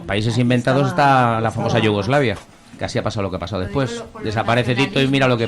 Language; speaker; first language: Spanish; native; Spanish